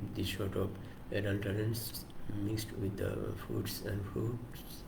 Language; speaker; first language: English; non-native, local second language; Bangla